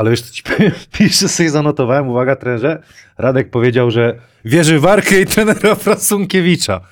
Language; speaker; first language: Polish; native; Polish